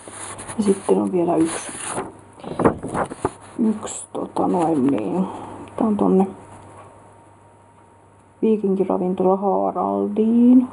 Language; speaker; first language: Finnish; native; Finnish